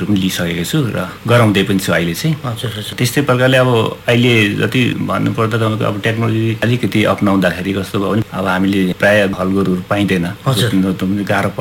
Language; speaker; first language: Nepali; native; Nepali